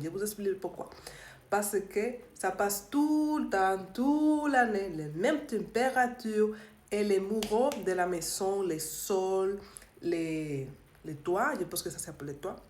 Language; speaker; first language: French; non-native, learner; Spanish